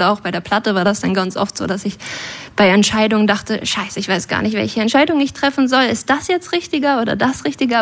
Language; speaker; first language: German; native; German